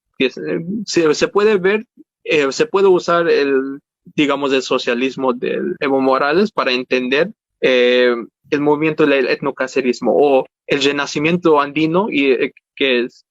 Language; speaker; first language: Spanish; early bilingual, heritage; Spanish